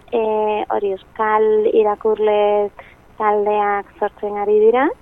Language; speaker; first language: Basque; non-native, local second language; Spanish